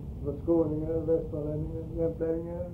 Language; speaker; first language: Swedish; early bilingual, heritage; Swedish